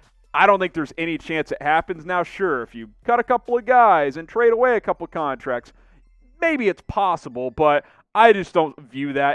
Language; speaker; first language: English; native; English